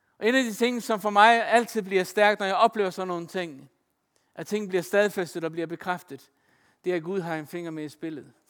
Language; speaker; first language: Danish; non-native, local second language; Faroese